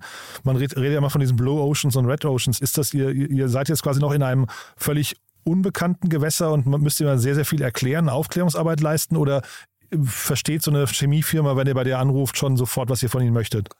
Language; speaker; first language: German; native; German